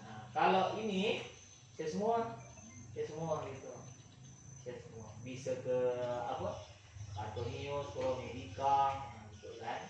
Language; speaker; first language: Malay; native; Malay